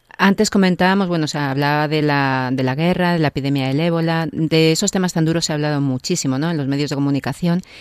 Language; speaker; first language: Spanish; native; Spanish